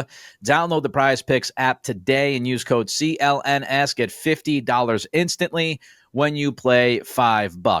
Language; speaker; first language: English; native; English